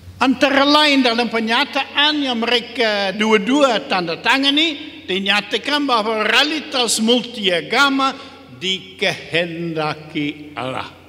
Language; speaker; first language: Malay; non-native, fluent; English